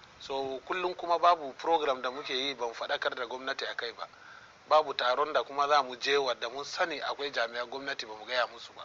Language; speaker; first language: Hausa; non-native, local second language; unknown